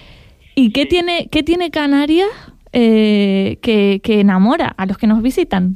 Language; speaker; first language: Spanish; native; Spanish